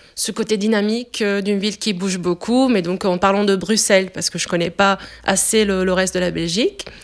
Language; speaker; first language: French; non-native, fluent; Italian